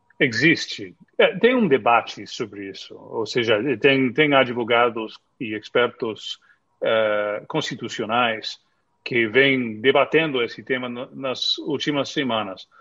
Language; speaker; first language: Portuguese; non-native, fluent; English